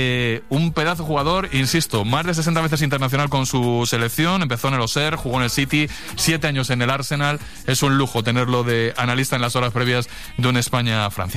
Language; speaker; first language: Spanish; native; Spanish